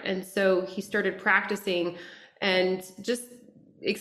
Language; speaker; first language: English; native; English